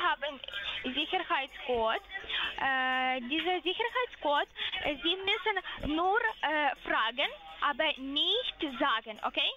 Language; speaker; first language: German; non-native, learner; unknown